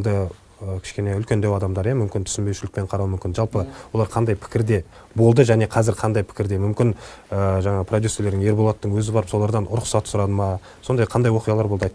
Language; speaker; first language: Kazakh; native; Kazakh